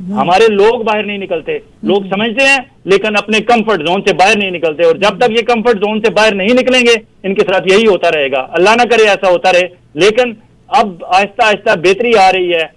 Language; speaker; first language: Urdu; non-native, local second language; Punjabi